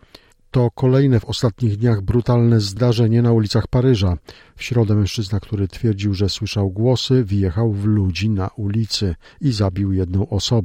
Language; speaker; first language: Polish; native; Polish